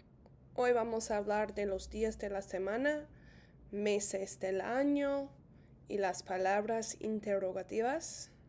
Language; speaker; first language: Spanish; non-native, fluent; English